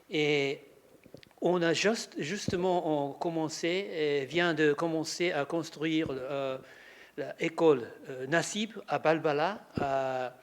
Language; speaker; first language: French; non-native, learner; Japanese